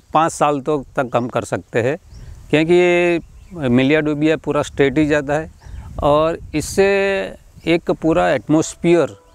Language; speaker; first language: Hindi; non-native, local second language; Gujarati